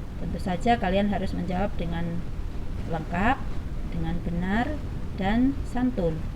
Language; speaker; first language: Indonesian; native; Indonesian